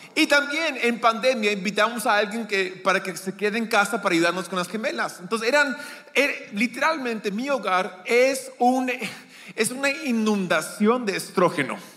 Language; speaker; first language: Spanish; native; Spanish